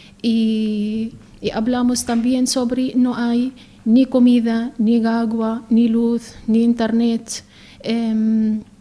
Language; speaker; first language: Spanish; non-native, learner; Arabic